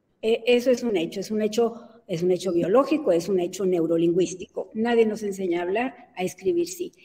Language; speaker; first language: Spanish; native; Spanish